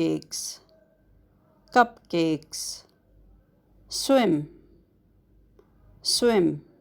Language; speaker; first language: English; non-native, fluent; Arabic